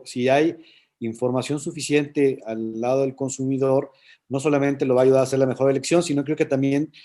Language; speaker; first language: Spanish; native; Spanish